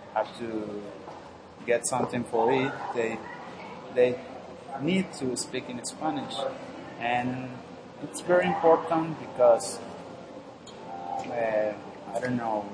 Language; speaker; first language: English; non-native, learner; Spanish